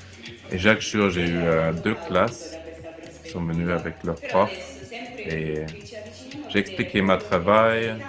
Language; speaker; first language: French; non-native, fluent; German